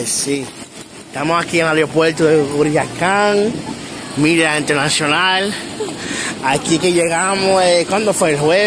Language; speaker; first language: Spanish; early bilingual, heritage; Spanish